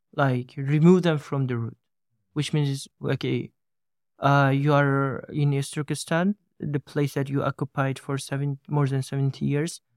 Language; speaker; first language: English; non-native, fluent; Uyghur